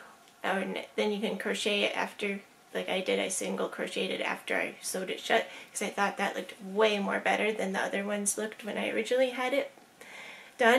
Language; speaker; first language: English; native; English